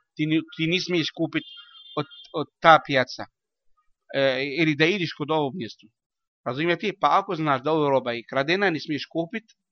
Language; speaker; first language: Croatian; non-native, learner; Arabic